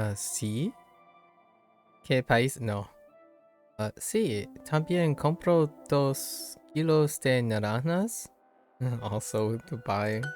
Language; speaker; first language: Spanish; non-native, learner; English